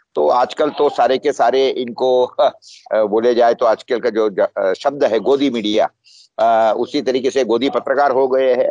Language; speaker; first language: Hindi; non-native, local second language; Marathi